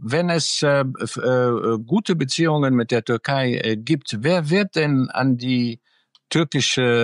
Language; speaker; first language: German; early bilingual, other home language; Greek